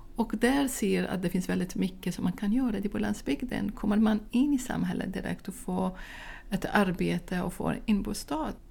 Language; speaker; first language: Swedish; non-native, fluent; Arabic